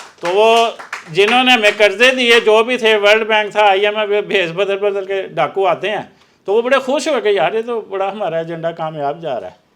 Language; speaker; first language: Urdu; non-native, local second language; Punjabi